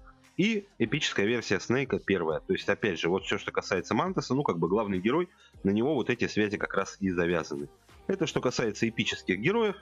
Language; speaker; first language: Russian; native; Russian